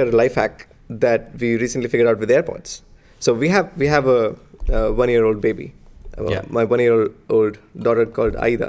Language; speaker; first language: English; non-native, local second language; Hindi